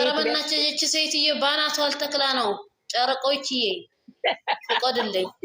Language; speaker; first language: Amharic; non-native, local second language; Tigrinya